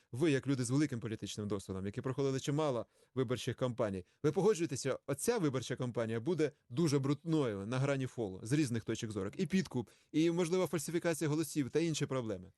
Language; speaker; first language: Ukrainian; native; Ukrainian